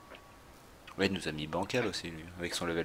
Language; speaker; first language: French; native; French